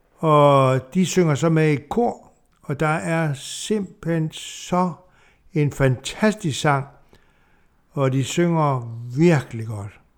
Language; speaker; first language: Danish; native; Danish